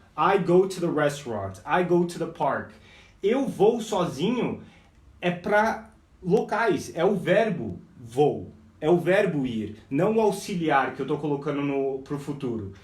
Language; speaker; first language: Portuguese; non-native, fluent; English